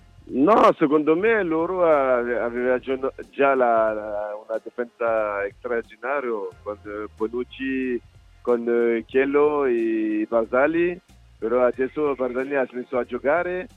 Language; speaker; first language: Italian; non-native, fluent; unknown